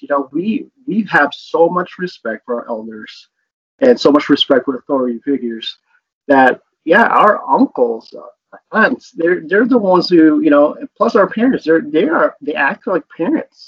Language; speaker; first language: English; non-native, local second language; Filipino